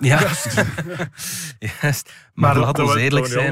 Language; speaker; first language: Dutch; native; Dutch